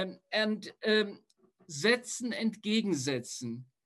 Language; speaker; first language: German; native; German